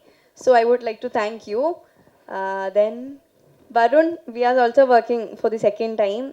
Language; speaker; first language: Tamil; non-native, fluent; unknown